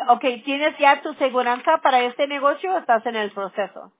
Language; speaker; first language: Spanish; early bilingual, other home language; English